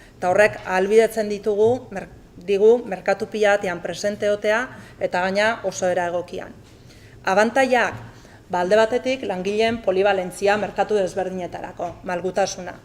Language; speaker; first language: Basque; native; Basque